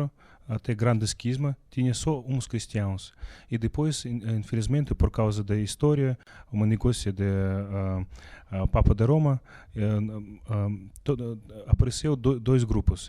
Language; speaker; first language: Portuguese; non-native, learner; Russian